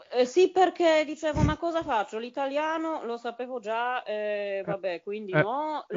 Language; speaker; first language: Italian; non-native, fluent; Polish